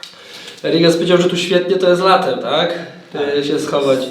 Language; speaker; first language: Polish; native; Polish